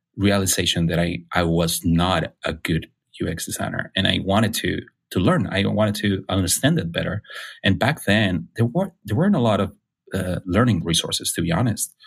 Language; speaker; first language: English; non-native, fluent; Spanish